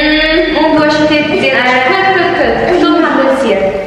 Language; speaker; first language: Albanian; early bilingual, heritage; Albanian